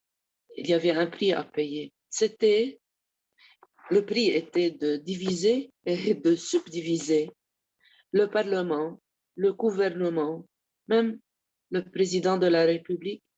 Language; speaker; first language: French; non-native, local second language; Arabic